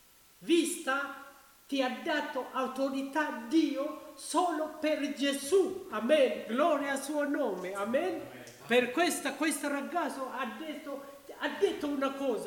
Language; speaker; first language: Italian; non-native, learner; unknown